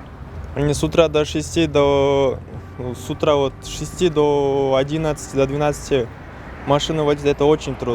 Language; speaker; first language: Russian; non-native, learner; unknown